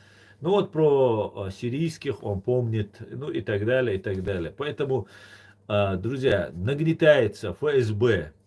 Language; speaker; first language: Russian; non-native, local second language; Chechen